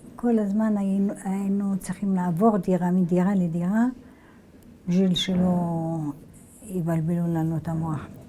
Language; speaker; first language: Hebrew; early bilingual, other home language; Arabic